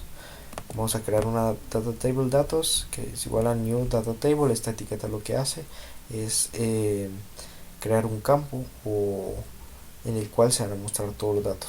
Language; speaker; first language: Spanish; native; Spanish